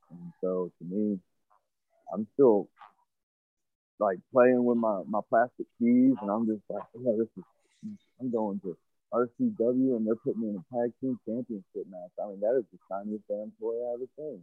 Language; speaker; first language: English; native; English